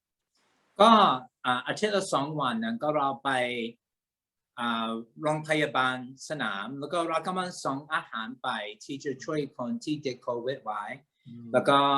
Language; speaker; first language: Thai; non-native, fluent; English